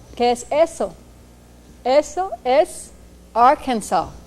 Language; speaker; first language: Spanish; non-native, learner; English